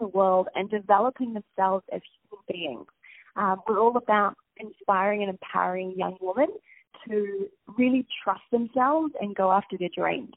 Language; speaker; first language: English; native; English